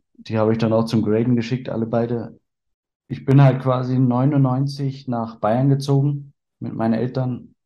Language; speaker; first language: German; native; German